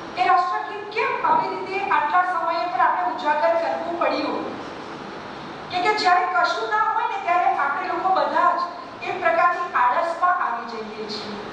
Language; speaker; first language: Gujarati; native; Gujarati